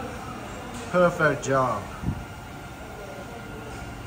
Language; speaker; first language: English; non-native, learner; Chinese